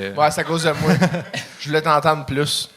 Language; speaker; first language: French; native; French